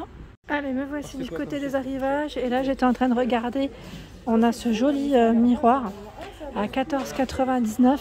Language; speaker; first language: French; native; French